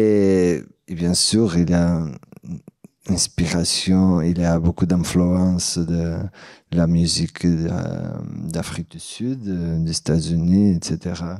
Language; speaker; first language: French; non-native, fluent; Portuguese